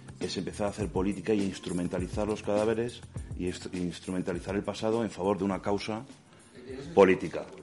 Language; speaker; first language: Spanish; native; Spanish